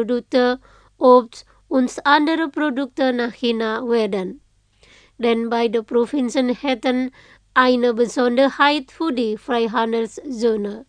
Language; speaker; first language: German; non-native, fluent; Indonesian